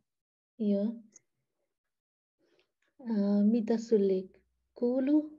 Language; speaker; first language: Finnish; non-native, learner; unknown